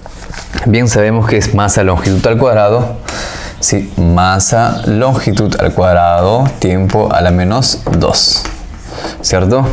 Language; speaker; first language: Spanish; native; Spanish